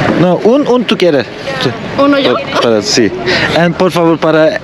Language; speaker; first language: Spanish; non-native, learner; Turkish